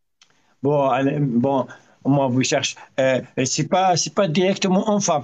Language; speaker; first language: French; non-native, learner; Arabic